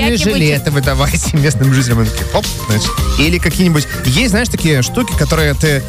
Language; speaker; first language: Russian; native; Russian